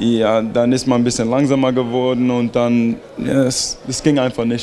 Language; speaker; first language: German; early bilingual, heritage; German